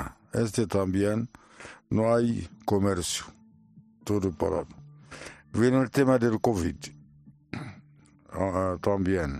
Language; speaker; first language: Spanish; non-native, learner; Arabic